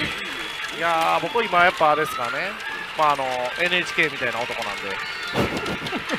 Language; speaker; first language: Japanese; native; Japanese